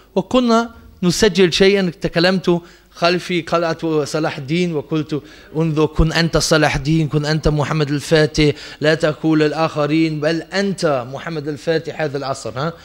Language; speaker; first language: Arabic; non-native, fluent; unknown